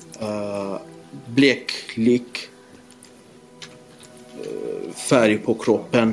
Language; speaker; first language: Swedish; non-native, fluent; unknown